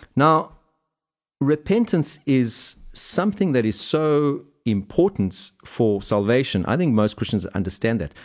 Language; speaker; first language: English; native; English